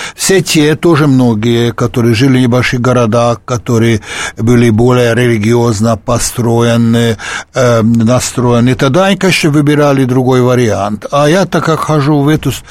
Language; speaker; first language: Russian; non-native, fluent; Hungarian